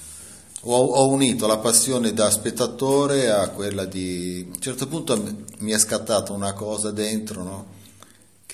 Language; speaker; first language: Italian; native; Italian